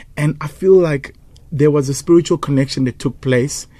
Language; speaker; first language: English; non-native, local second language; Zulu